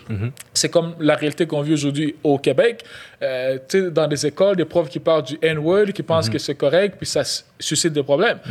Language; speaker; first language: French; non-native, local second language; Lingala